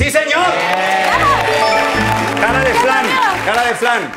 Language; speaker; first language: Spanish; native; Spanish